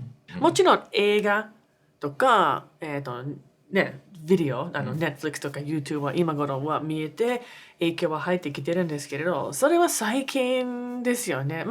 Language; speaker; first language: Japanese; non-native, fluent; English